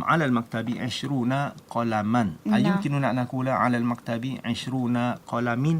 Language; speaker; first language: Arabic; non-native, fluent; Malay